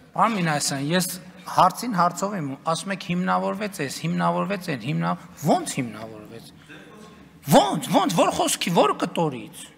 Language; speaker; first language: Armenian; native; Armenian